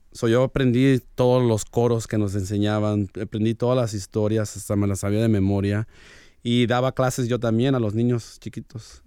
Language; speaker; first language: Spanish; early bilingual, heritage; Spanish